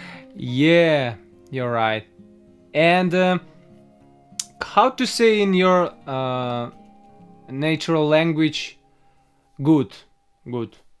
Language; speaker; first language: English; non-native, learner; Russian